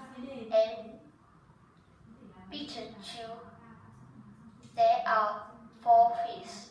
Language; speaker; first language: English; non-native, learner; Vietnamese